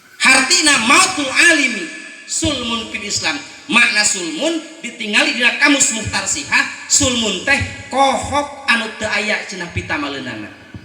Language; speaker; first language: Sundanese; native; Sundanese